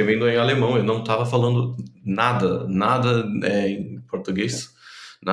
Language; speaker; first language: Portuguese; non-native, fluent; German